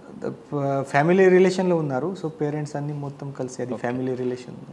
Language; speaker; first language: Telugu; non-native, learner; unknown